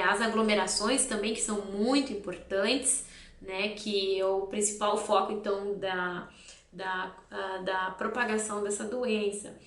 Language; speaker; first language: Portuguese; native; Portuguese